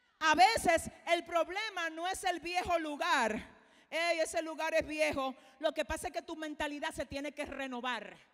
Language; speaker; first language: Spanish; native; Spanish